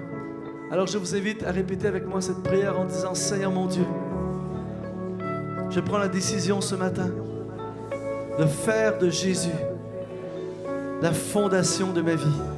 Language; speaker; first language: French; native; French